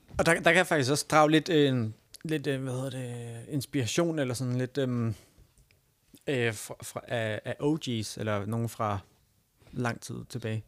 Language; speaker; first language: Danish; native; Danish